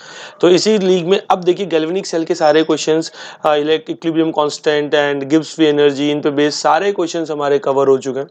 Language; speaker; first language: Hindi; native; Hindi